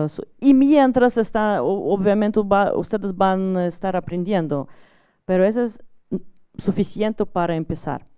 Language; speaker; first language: Spanish; non-native, learner; Russian